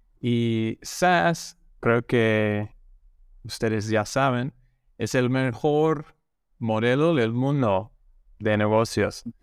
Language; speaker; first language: Spanish; non-native, learner; English